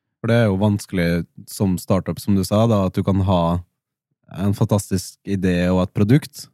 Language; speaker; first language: Norwegian; native; Norwegian